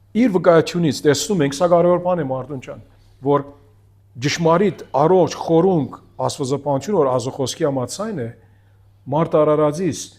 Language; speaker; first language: Armenian; early bilingual, heritage; Armenian